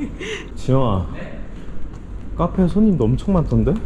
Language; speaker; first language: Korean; native; Korean